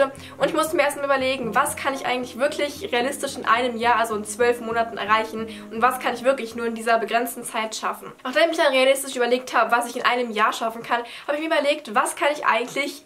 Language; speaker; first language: German; native; German